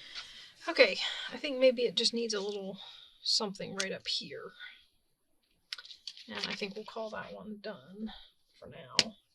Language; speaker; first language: English; native; English